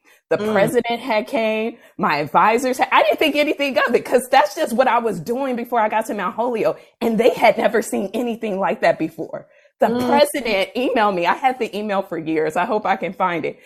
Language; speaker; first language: English; native; English